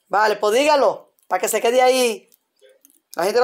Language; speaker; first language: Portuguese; non-native, learner; Spanish